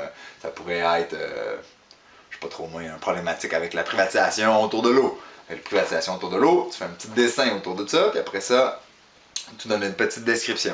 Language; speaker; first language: French; native; French